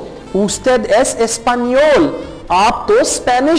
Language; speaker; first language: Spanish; non-native, fluent; Urdu